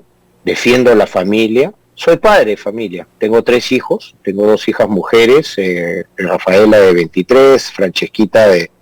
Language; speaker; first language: Spanish; native; Spanish